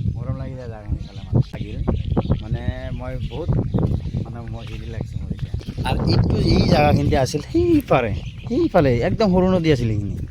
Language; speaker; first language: Assamese; non-native, local second language; Bangla